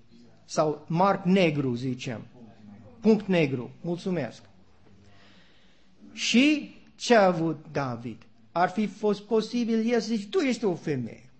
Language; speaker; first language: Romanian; non-native, learner; English